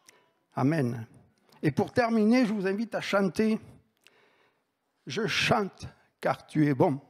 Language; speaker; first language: French; native; French